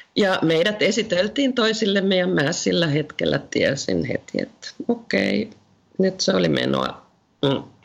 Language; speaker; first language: Finnish; native; Finnish